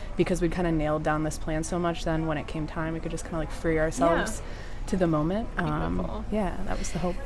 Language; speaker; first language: English; native; English